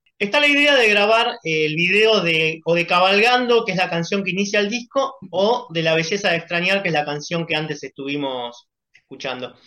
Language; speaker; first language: Spanish; native; Spanish